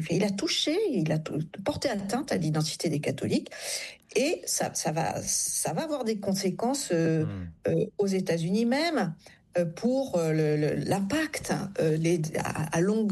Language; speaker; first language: French; native; French